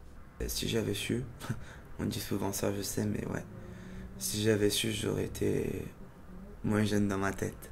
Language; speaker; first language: French; native; French